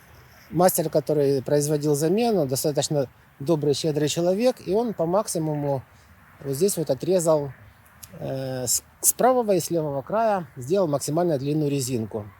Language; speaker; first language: Russian; native; Russian